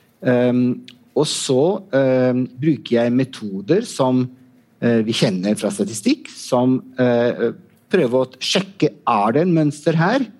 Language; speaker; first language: Norwegian; non-native, fluent; Italian